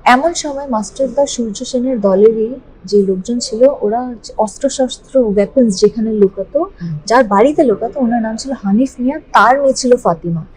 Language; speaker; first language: Bangla; native; Bangla